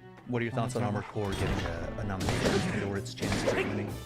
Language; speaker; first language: English; native; English